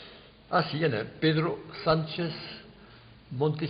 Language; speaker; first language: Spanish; non-native, learner; French